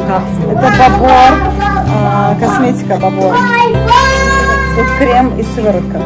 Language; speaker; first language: Russian; native; Russian